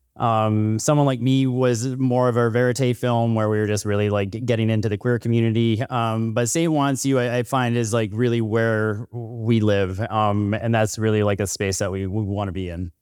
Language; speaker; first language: English; native; English